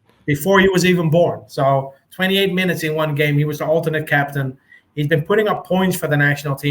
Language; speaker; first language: English; native; English